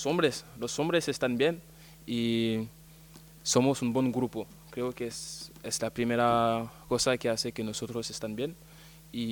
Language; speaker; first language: Spanish; non-native, learner; French